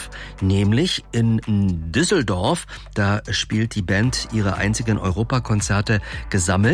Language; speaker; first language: German; native; German